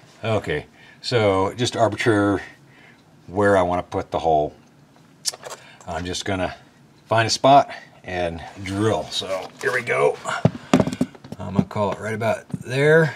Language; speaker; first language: English; native; English